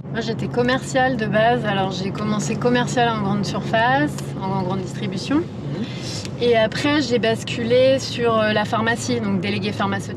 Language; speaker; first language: French; native; French